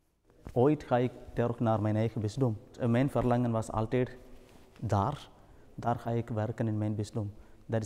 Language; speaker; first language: Dutch; non-native, fluent; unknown